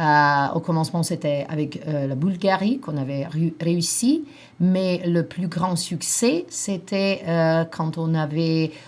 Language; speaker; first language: French; non-native, fluent; Macedonian